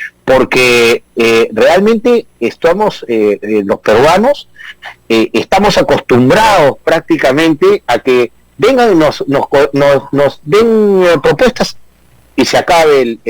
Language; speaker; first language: Spanish; native; Spanish